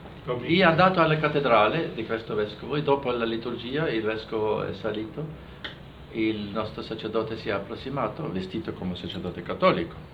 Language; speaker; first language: Italian; non-native, fluent; German